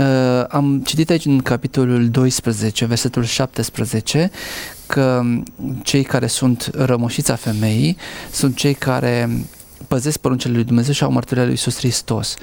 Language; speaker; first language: Romanian; native; Romanian